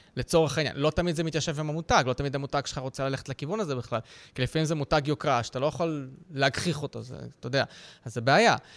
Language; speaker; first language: Hebrew; early bilingual, other home language; Russian